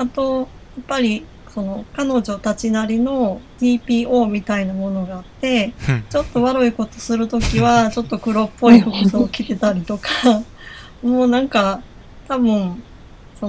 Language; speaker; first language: Japanese; native; Japanese